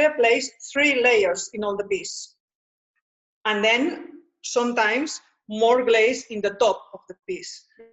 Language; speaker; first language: English; non-native, learner; Spanish